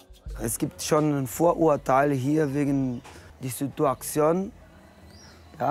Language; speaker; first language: German; non-native, learner; Portuguese